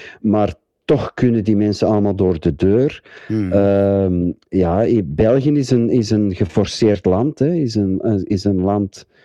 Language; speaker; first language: Dutch; native; Dutch